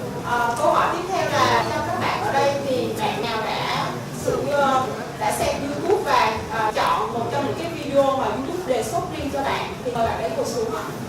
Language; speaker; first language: Vietnamese; native; Vietnamese